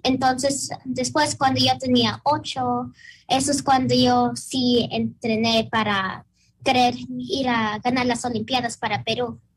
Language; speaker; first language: Spanish; early bilingual, heritage; Spanish